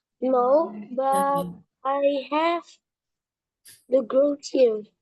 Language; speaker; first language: English; non-native, learner; Indonesian